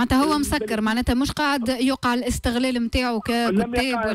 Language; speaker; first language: Arabic; native; Arabic